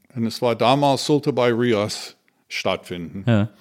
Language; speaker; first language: German; non-native, fluent; English